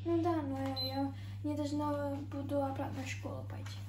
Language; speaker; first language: Russian; early bilingual, heritage; Russian